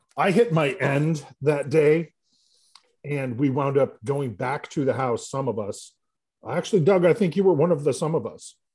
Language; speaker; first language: English; native; English